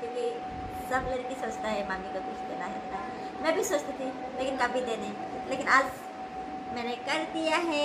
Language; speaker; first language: Hindi; non-native, local second language; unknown